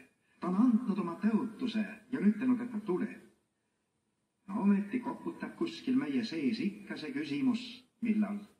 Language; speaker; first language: Estonian; native; Estonian